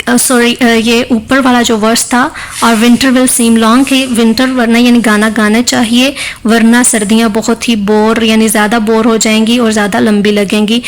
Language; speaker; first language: Urdu; non-native, local second language; Punjabi